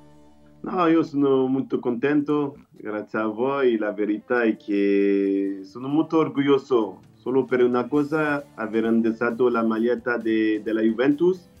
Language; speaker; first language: Italian; non-native, learner; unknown